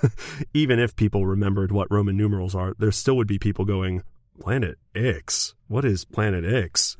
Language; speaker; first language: English; native; English